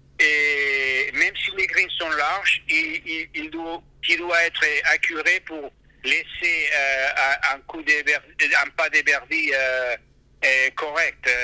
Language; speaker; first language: French; non-native, fluent; Spanish